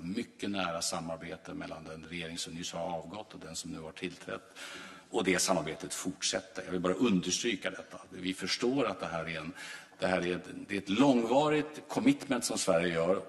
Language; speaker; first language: Swedish; native; Swedish